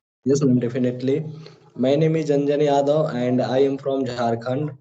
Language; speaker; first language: English; non-native, learner; Hindi